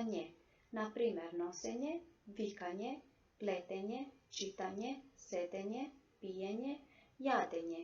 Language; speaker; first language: Macedonian; non-native, local second language; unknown